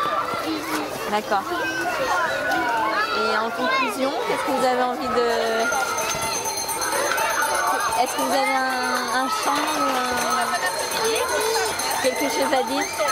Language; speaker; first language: French; native; French